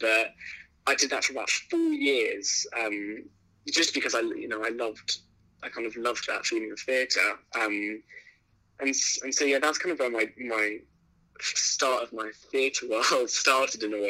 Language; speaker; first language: English; native; English